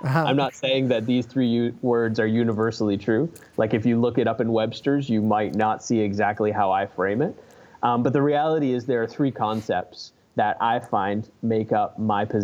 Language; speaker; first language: English; native; English